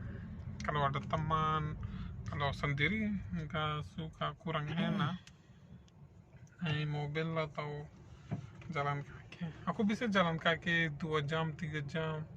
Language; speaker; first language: Indonesian; non-native, learner; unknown